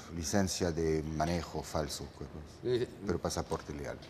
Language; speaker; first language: Spanish; non-native, fluent; French